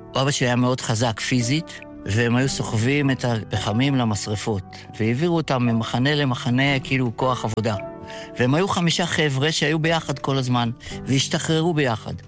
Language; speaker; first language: Hebrew; early bilingual, other home language; Yiddish